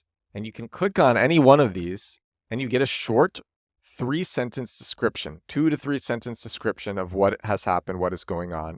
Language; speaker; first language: English; native; English